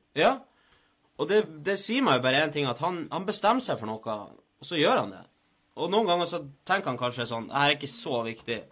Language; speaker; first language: Norwegian; native; Norwegian